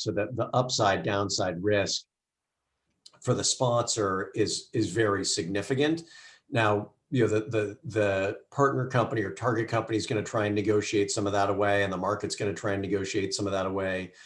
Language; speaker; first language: English; native; English